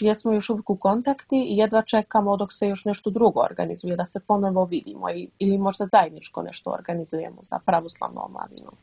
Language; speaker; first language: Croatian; early bilingual, heritage; Dutch